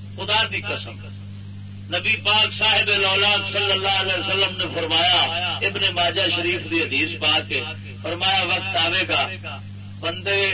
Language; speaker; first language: Urdu; non-native, local second language; Punjabi